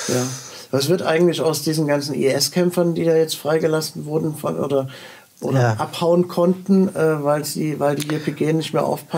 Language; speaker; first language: German; native; German